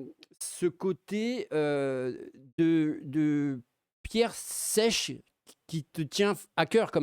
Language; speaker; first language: French; native; French